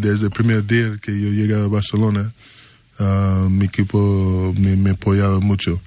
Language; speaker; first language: Spanish; non-native, learner; English